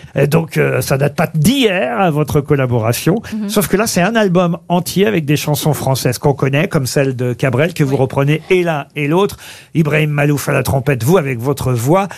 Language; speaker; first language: French; native; French